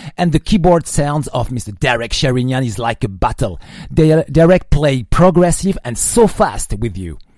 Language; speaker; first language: English; non-native, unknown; French